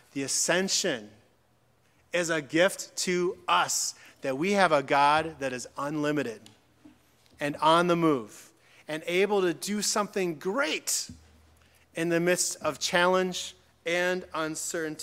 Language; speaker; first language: English; native; English